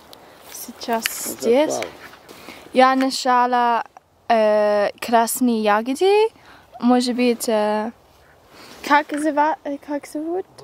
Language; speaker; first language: Russian; non-native, learner; English